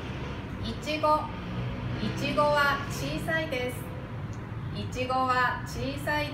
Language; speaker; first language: Japanese; non-native, fluent; Thai